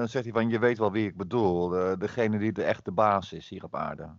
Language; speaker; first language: Dutch; native; Dutch